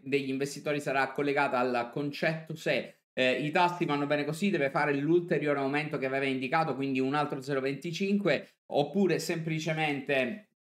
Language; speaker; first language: Italian; native; Italian